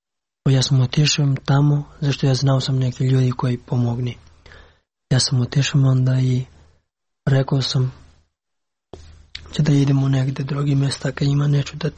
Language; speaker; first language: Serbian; non-native, learner; Pashto